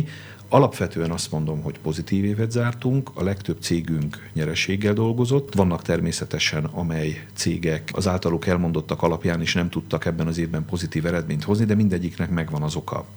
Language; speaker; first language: Hungarian; native; Hungarian